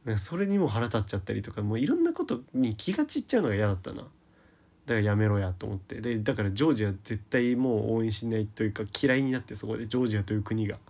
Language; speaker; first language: Japanese; native; Japanese